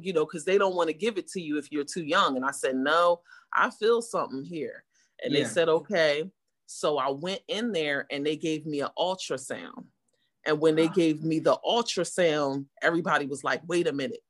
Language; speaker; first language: English; native; English